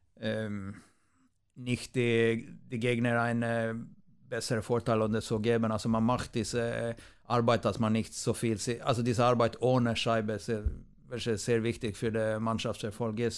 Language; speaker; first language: German; non-native, fluent; Swedish